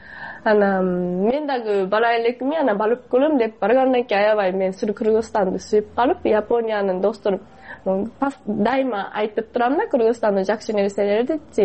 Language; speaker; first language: Kyrgyz; non-native, fluent; Japanese